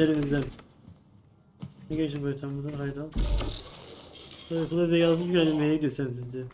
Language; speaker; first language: Turkish; native; Turkish